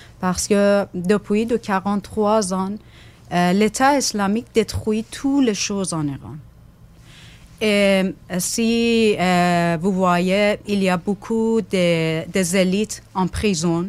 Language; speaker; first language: French; non-native, fluent; Persian